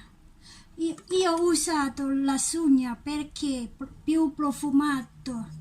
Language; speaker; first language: Italian; non-native, learner; Thai